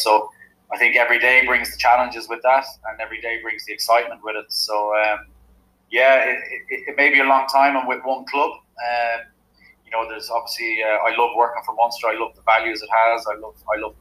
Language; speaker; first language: English; native; English